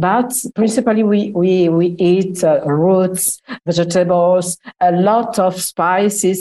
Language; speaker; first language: English; non-native, learner; Lingala